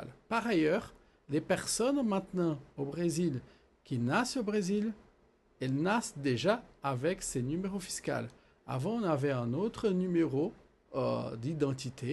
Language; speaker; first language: French; non-native, fluent; Portuguese